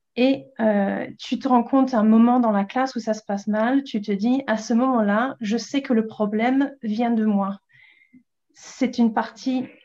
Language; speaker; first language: French; non-native, fluent; English